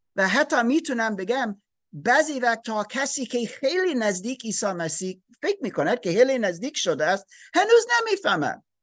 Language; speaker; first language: Persian; non-native, learner; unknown